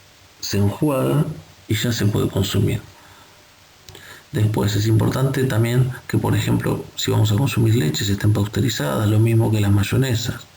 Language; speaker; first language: Spanish; native; Spanish